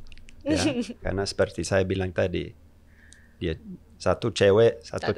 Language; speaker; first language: Indonesian; non-native, fluent; English